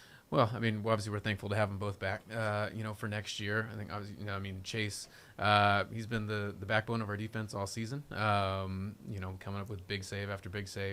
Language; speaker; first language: English; native; English